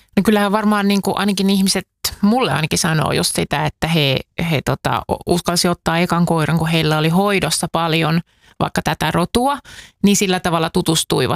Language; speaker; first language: Finnish; native; Finnish